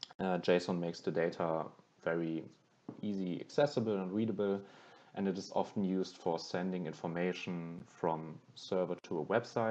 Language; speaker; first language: English; non-native, fluent; German